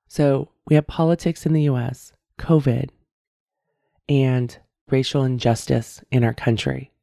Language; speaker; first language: English; native; English